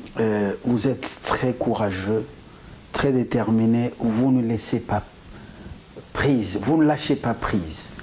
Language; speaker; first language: French; non-native, local second language; Lingala